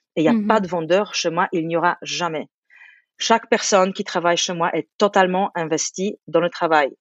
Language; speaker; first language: French; non-native, fluent; Polish